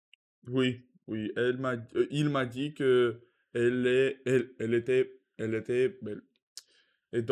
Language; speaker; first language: French; non-native, learner; Russian